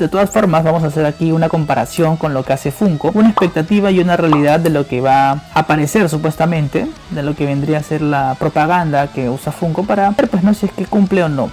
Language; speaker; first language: Spanish; native; Spanish